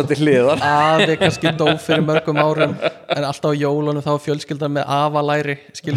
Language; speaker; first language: Icelandic; native; Icelandic